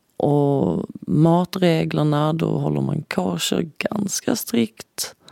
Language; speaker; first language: Swedish; native; Swedish